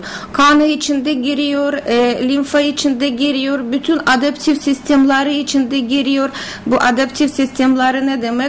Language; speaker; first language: Turkish; non-native, learner; Russian